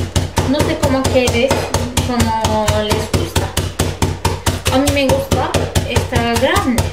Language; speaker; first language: Spanish; non-native, learner; Turkish